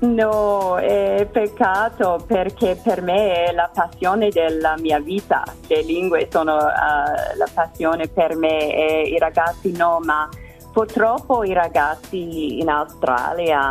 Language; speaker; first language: Italian; non-native, learner; English